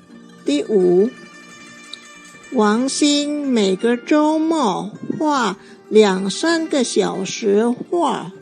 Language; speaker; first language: Chinese; non-native, fluent; Indonesian